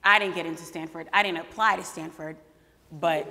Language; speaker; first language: English; native; English